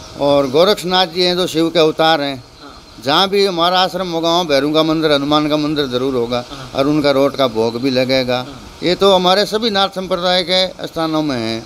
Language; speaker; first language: Hindi; native; Hindi